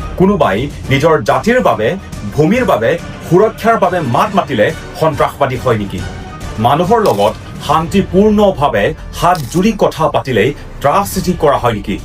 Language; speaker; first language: Assamese; non-native, local second language; Karbi